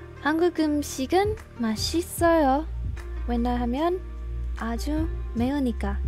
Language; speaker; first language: Korean; non-native, learner; English